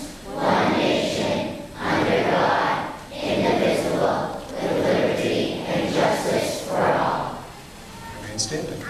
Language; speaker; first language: English; native; English